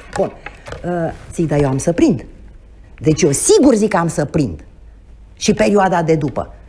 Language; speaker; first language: Romanian; native; Romanian